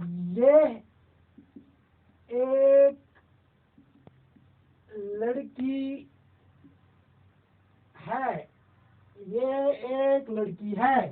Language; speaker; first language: Hindi; non-native, local second language; Kashmiri